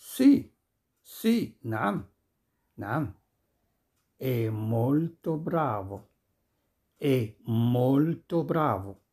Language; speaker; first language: Italian; non-native, fluent; Arabic